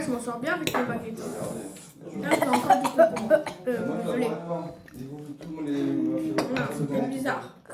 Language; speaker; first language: French; native; French